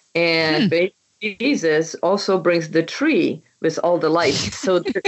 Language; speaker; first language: English; non-native, fluent; Czech